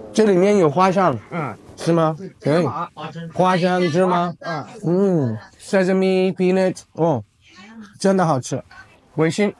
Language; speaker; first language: Chinese; non-native, learner; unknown